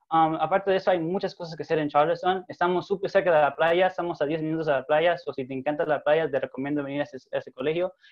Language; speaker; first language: Spanish; early bilingual, heritage; Spanish